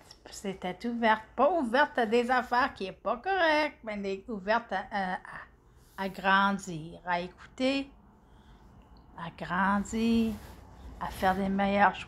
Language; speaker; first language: French; native; French